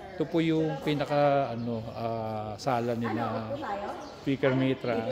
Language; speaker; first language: Filipino; native; Filipino